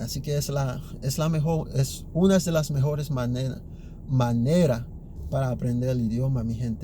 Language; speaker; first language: Spanish; early bilingual, other home language; Haitian Creole